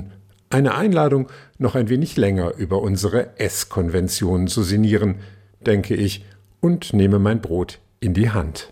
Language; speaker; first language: German; native; German